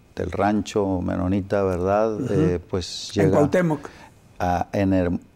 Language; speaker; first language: Spanish; native; Spanish